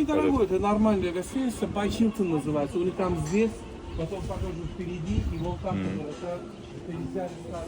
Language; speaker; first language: Russian; non-native, learner; Turkish